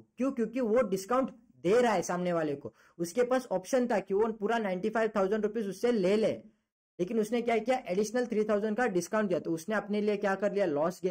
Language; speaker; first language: Hindi; non-native, local second language; Marathi